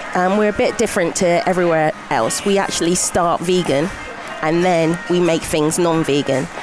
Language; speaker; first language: English; native; English